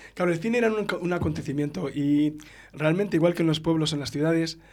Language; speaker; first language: Spanish; native; Spanish